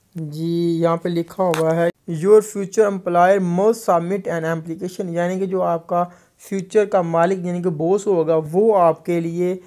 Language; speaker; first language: Urdu; non-native, local second language; Punjabi